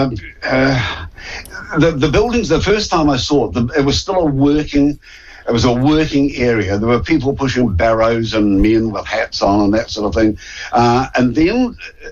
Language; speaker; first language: English; native; English